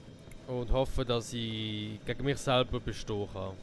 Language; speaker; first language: German; native; German